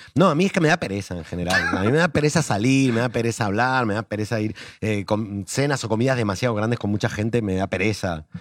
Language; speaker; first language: Spanish; native; Spanish